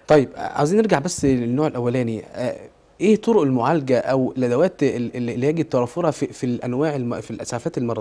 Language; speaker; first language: Arabic; native; Arabic